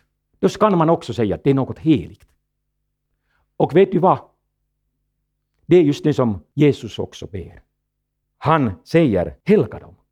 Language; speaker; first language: Swedish; non-native, fluent; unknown